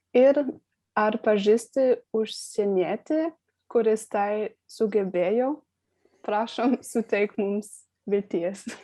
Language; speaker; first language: Lithuanian; non-native, learner; German